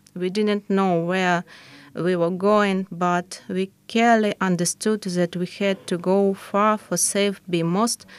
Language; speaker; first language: English; non-native, fluent; Ukrainian